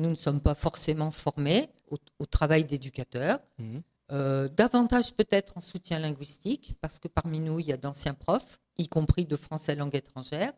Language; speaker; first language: French; native; French